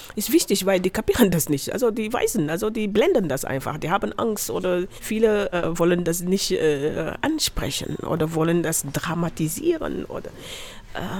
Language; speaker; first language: German; non-native, fluent; Wolof